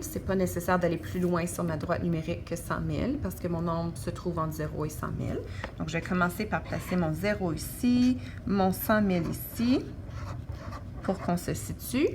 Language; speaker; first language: French; native; French